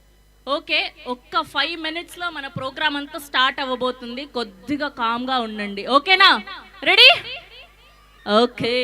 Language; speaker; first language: Telugu; native; Telugu